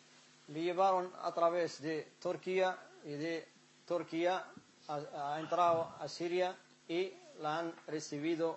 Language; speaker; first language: Spanish; non-native, fluent; Arabic